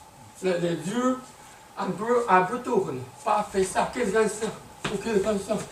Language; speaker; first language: French; non-native, learner; Chinese